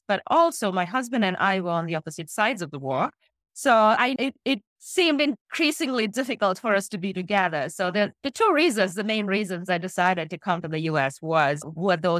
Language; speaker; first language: English; non-native, local second language; Sinhala